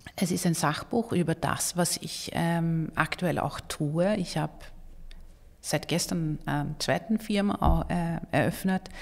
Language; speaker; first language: German; non-native, fluent; Swedish